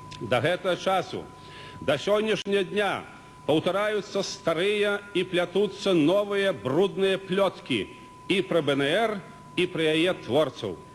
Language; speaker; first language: Belarusian; native; Belarusian